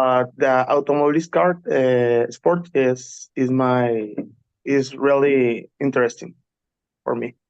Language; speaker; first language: English; non-native, learner; Spanish